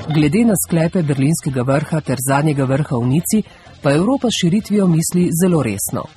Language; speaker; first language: Slovenian; native; Slovenian